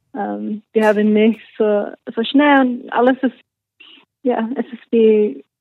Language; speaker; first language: German; non-native, learner; English